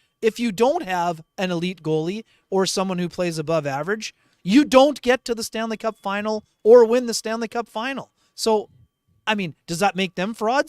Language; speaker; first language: English; native; English